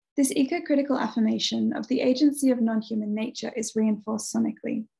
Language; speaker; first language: English; native; English